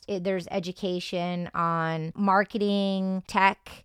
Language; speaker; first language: English; native; English